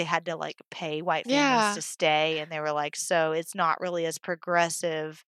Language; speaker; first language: English; native; English